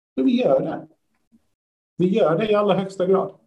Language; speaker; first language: Swedish; early bilingual, other home language; Persian